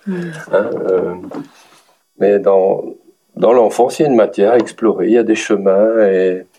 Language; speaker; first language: French; native; French